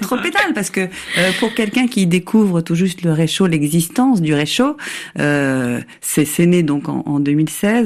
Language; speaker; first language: French; native; French